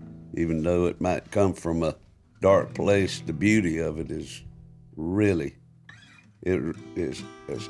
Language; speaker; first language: English; native; English